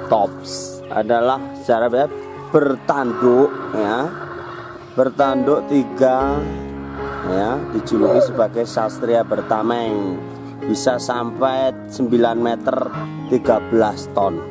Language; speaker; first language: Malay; non-native, local second language; Javanese